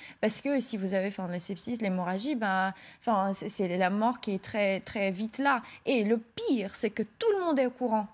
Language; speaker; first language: French; non-native, fluent; Ukrainian